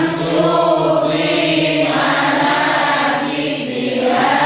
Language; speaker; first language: Arabic; non-native, learner; Indonesian